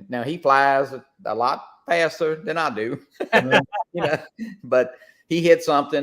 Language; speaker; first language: English; native; English